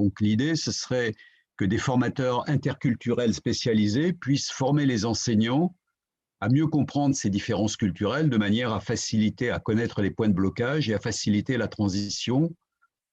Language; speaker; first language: French; native; French